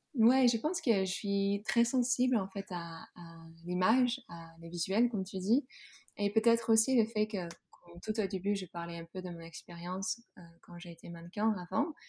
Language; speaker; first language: French; non-native, fluent; Dutch